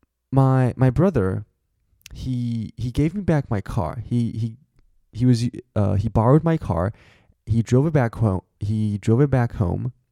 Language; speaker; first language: English; non-native, fluent; Chinese